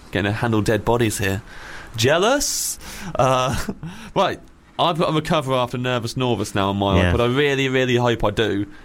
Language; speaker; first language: English; native; English